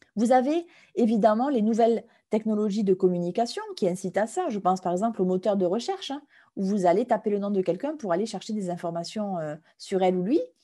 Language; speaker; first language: French; native; French